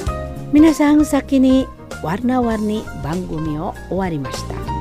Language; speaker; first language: Japanese; non-native, fluent; Indonesian